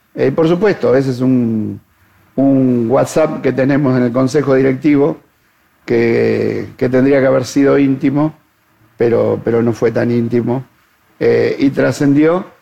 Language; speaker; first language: Spanish; native; Spanish